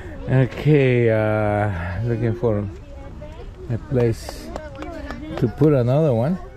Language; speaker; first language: English; non-native, fluent; Spanish